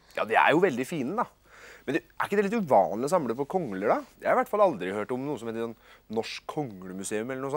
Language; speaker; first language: Norwegian; native; Norwegian